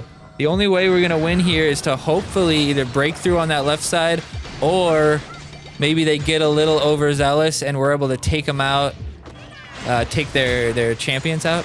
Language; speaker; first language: English; native; English